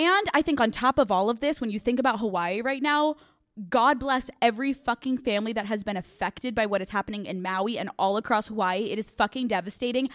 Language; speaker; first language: English; native; English